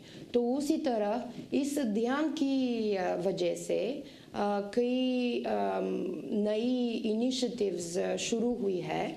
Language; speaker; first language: Hindi; non-native, fluent; Bulgarian